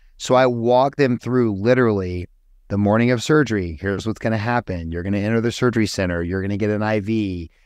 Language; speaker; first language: English; native; English